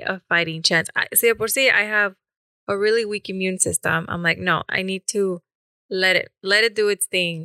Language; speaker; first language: English; early bilingual, other home language; Spanish